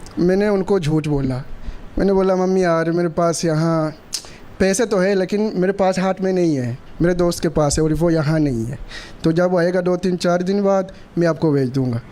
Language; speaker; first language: Hindi; non-native, fluent; Swahili